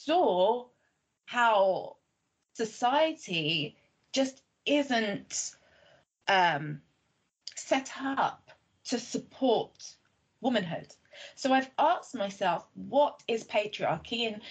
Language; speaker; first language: English; native; English